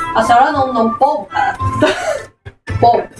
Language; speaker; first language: Swedish; non-native, learner; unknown